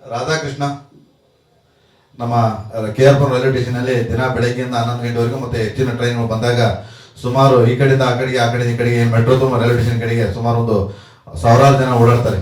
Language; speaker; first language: Kannada; native; Kannada